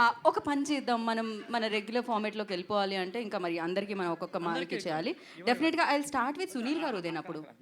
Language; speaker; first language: Telugu; native; Telugu